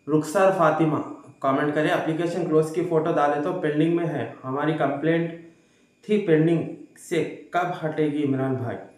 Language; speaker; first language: Hindi; non-native, local second language; Telugu